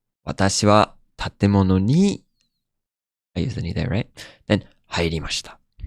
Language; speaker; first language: Japanese; non-native, fluent; English